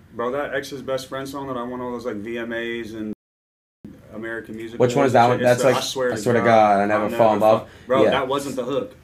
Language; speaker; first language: English; native; English